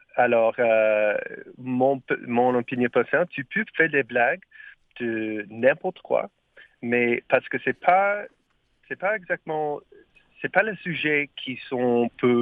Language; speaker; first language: French; non-native, learner; English